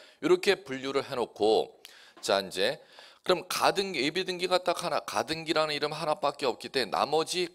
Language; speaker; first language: Korean; native; Korean